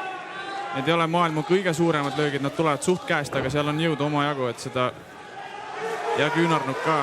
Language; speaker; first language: Estonian; native; Estonian